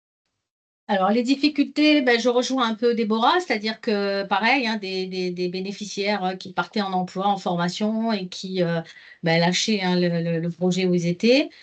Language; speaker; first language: French; native; French